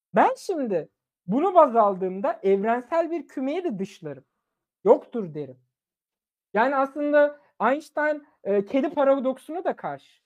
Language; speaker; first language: Turkish; early bilingual, other home language; German